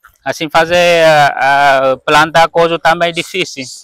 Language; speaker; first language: Portuguese; non-native, learner; Vietnamese